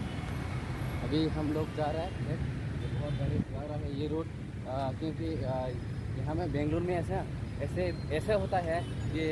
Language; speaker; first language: Hindi; non-native, local second language; Kok Borok